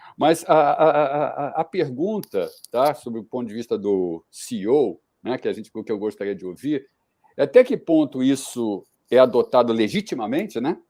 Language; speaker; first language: Portuguese; native; Portuguese